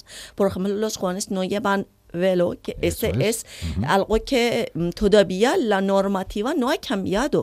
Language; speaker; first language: Spanish; non-native, learner; Persian